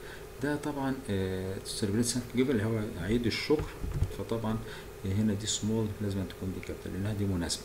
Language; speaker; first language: Arabic; native; Arabic